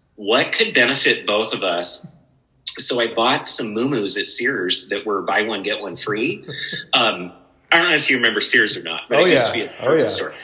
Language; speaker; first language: English; native; English